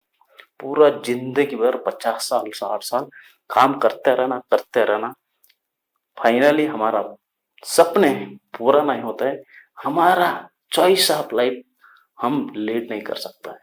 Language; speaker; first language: Hindi; non-native, local second language; Kannada